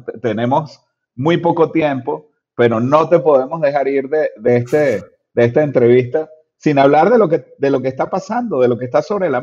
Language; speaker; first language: Spanish; native; Spanish